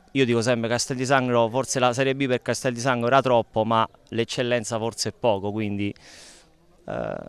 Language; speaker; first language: Italian; native; Italian